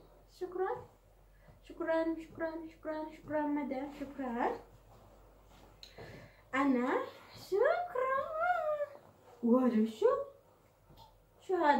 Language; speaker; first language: Arabic; non-native, learner; Oromo